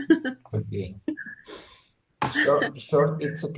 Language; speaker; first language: English; non-native, learner; Spanish